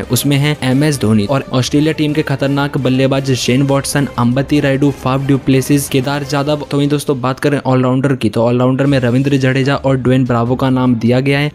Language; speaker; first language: Hindi; native; Hindi